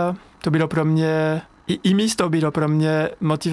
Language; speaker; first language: Czech; non-native, learner; French